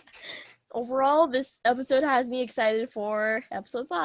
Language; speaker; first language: English; native; English